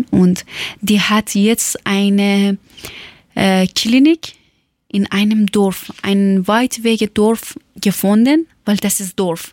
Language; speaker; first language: German; non-native, learner; Persian